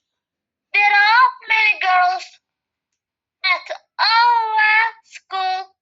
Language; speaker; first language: English; non-native, learner; Azerbaijani